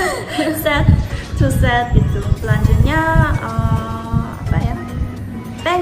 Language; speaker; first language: Indonesian; non-native, fluent; Korean